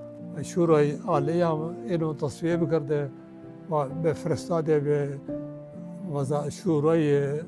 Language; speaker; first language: Persian; non-native, fluent; Urdu